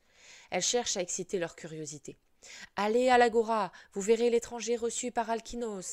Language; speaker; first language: French; native; French